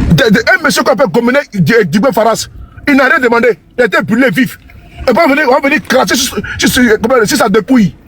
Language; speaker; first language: French; native; French